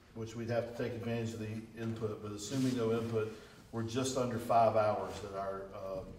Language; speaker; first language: English; native; English